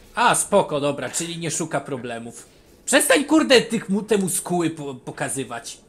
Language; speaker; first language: Polish; native; Polish